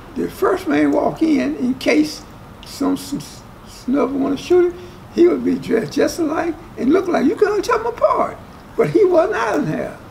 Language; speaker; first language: English; native; English